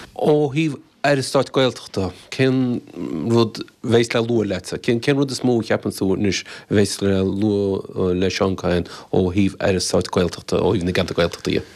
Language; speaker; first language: Irish; native; Irish